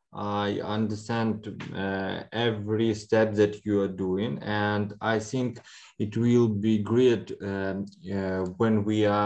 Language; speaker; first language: English; non-native, learner; Ukrainian